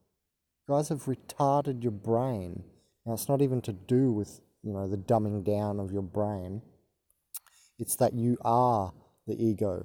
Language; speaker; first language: English; native; English